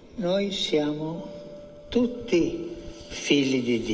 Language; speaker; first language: Italian; non-native, fluent; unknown